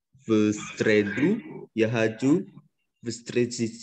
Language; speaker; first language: Russian; non-native, learner; Indonesian